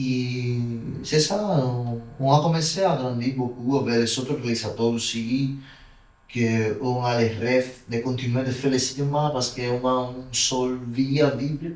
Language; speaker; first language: French; non-native, learner; Spanish